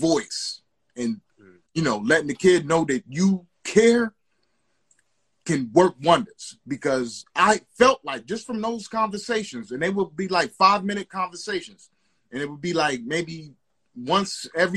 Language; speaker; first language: English; native; English